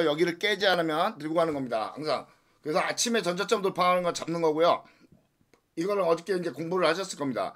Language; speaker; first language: Korean; native; Korean